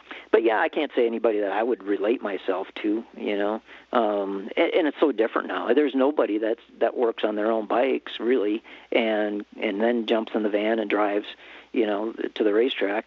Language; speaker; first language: English; native; English